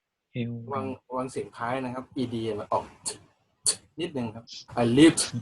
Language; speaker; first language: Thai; native; Thai